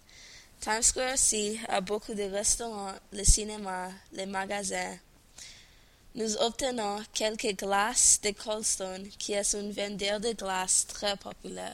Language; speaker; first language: French; non-native, learner; English